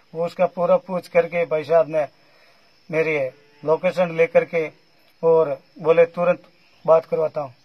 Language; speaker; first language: Hindi; native; Hindi